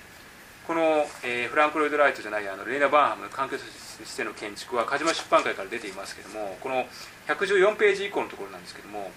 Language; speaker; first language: Japanese; native; Japanese